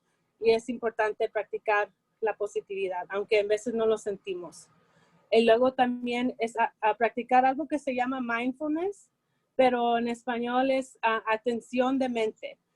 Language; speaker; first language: Spanish; early bilingual, heritage; Spanish